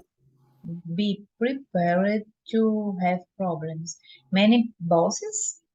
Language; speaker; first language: English; non-native, learner; Portuguese